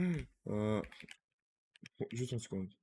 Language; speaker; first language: French; non-native, learner; Russian